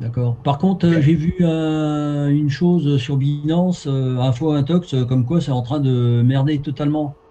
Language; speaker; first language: French; native; French